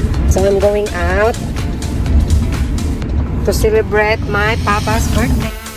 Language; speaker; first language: English; non-native, local second language; Filipino